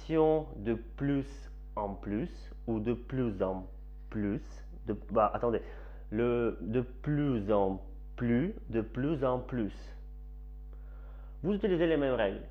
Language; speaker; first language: French; non-native, fluent; Russian